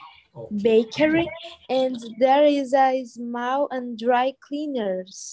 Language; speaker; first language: English; non-native, learner; Portuguese